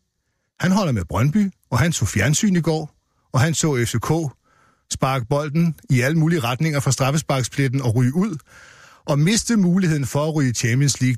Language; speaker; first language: Danish; native; Danish